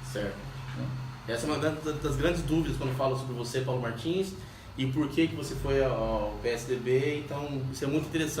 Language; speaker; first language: Portuguese; native; Portuguese